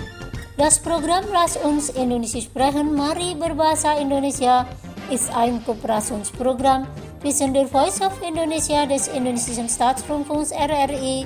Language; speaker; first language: German; non-native, fluent; Indonesian